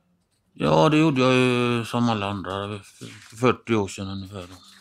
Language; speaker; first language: Swedish; native; Swedish